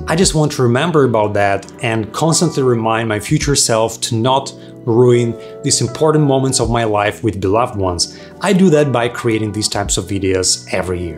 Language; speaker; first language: English; non-native, fluent; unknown